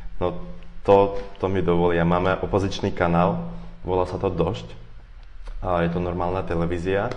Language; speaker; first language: Slovak; non-native, fluent; Russian